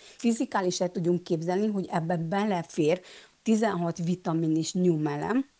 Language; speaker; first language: Hungarian; non-native, local second language; Romanian